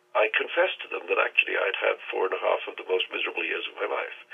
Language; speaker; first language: English; non-native, local second language; Urdu